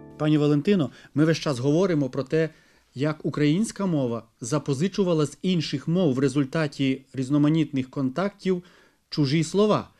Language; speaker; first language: Ukrainian; native; Ukrainian